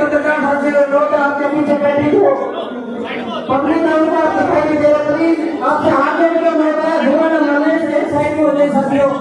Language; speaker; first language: Hindi; native; Hindi